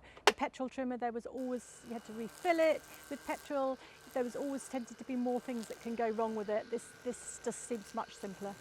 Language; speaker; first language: English; native; English